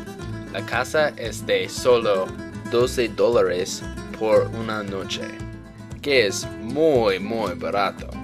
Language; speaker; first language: Spanish; non-native, learner; English